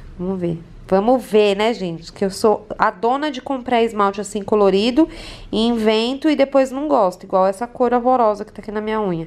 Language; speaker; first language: Portuguese; native; Portuguese